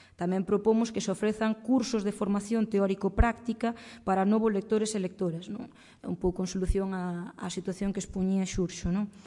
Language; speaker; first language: Galician; native; Galician